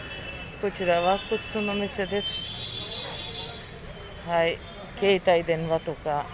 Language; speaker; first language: Japanese; non-native, fluent; Hindi